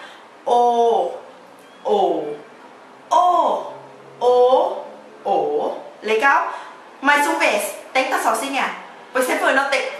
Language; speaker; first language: Portuguese; non-native, learner; Thai